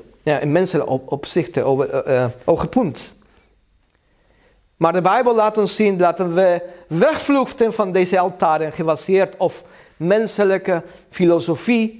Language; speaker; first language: Dutch; non-native, learner; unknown